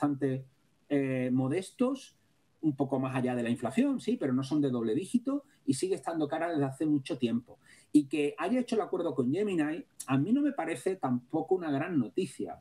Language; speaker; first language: Spanish; native; Spanish